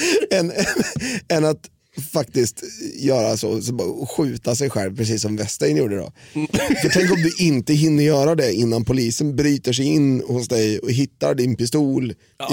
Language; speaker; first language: Swedish; native; Swedish